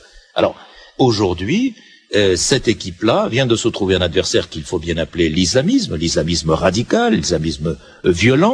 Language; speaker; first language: French; native; French